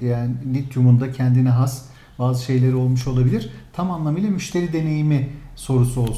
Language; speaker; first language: Turkish; native; Turkish